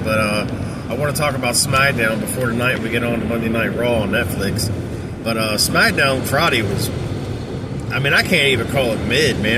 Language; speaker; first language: English; native; English